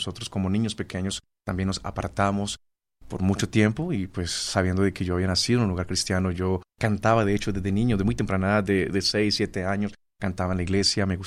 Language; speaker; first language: Spanish; native; Spanish